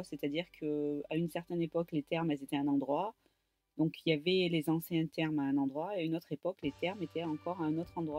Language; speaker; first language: French; native; French